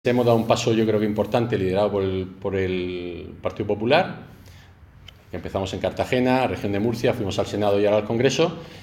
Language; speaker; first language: Spanish; native; Spanish